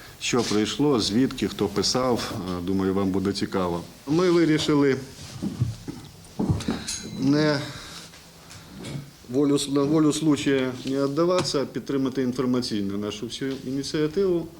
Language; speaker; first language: Ukrainian; native; Ukrainian